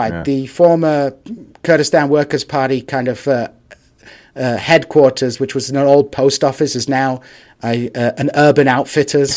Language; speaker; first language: English; native; English